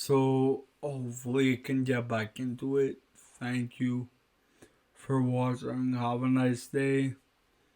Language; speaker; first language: English; native; English